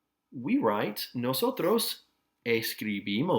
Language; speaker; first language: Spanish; non-native, fluent; English